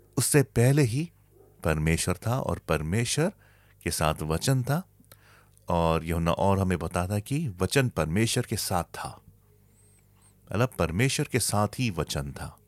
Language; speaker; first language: Hindi; native; Hindi